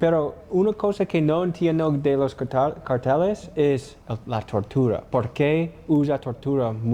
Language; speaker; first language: Spanish; non-native, learner; English